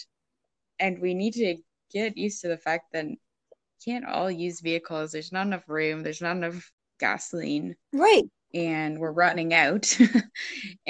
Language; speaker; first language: English; native; English